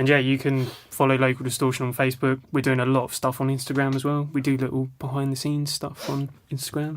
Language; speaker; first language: English; native; English